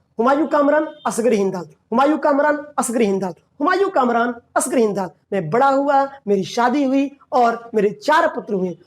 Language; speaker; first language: Hindi; native; Hindi